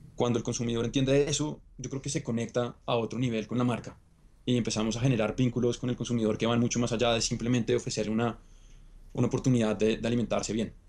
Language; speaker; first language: Spanish; native; Spanish